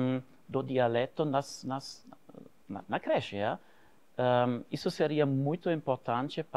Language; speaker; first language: Portuguese; non-native, fluent; German